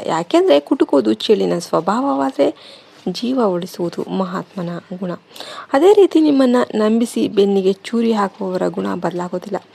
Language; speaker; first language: Kannada; native; Kannada